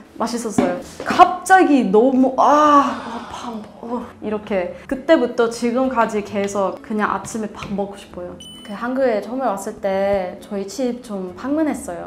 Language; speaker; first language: Korean; non-native, learner; Swedish